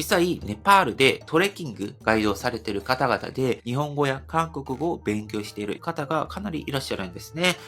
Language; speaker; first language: Japanese; non-native, fluent; Korean